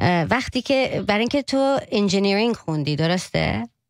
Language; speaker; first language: Persian; early bilingual, heritage; Persian